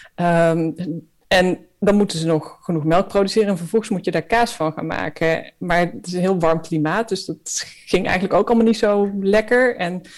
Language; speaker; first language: Dutch; native; Dutch